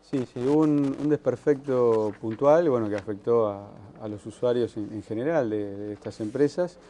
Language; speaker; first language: Spanish; native; Spanish